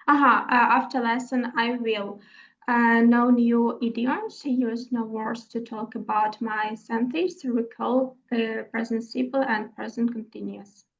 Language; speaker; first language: English; non-native, learner; Ukrainian